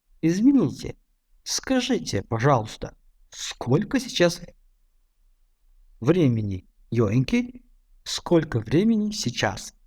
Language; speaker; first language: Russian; non-native, fluent; Tajik